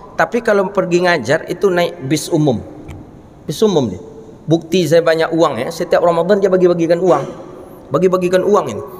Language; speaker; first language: Malay; non-native, local second language; Minangkabau